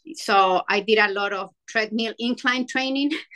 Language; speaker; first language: English; non-native, fluent; Spanish